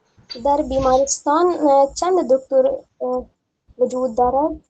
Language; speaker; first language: Persian; non-native, learner; Urdu